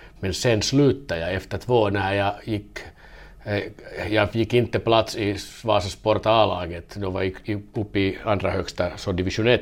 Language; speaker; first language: Swedish; non-native, learner; Finnish